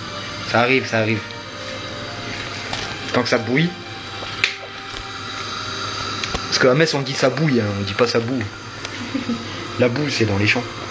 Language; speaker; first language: French; native; French